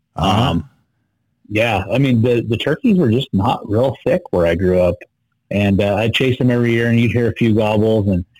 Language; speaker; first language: English; native; English